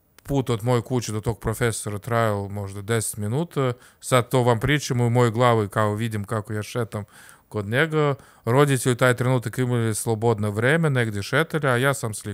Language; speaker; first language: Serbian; non-native, learner; Russian